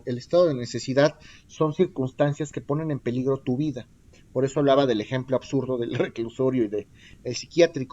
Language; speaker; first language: Spanish; native; Spanish